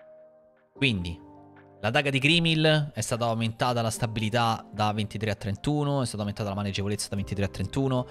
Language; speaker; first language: Italian; native; Italian